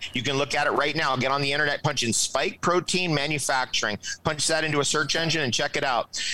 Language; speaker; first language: English; native; English